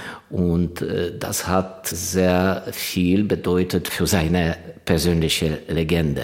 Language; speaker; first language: German; non-native, fluent; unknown